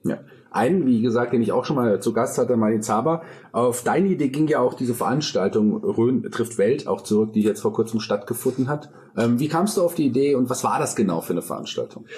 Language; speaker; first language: German; native; German